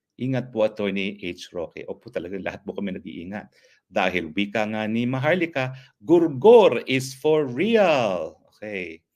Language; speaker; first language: Filipino; native; Filipino